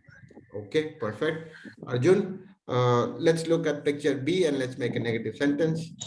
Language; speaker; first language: English; non-native, fluent; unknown